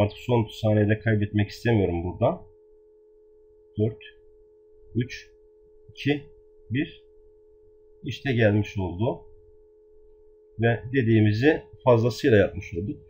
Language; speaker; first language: Turkish; native; Turkish